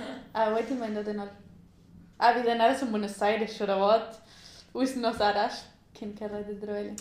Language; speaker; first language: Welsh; non-native, learner; Spanish